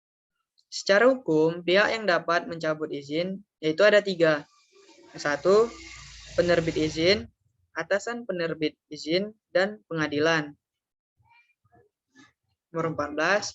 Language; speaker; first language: Indonesian; native; Indonesian